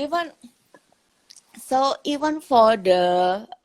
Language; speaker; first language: English; non-native, local second language; Indonesian